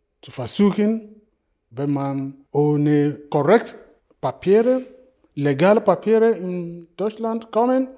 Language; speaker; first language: German; non-native, fluent; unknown